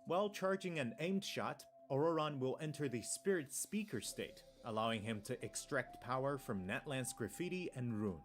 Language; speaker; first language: English; native; English